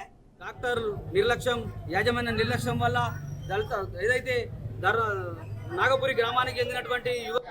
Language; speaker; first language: Telugu; native; Telugu